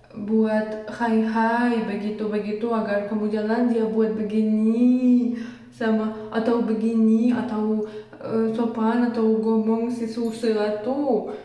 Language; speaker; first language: Indonesian; non-native, learner; Russian